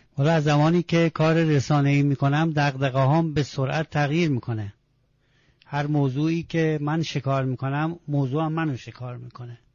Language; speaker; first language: Persian; non-native, local second language; Azerbaijani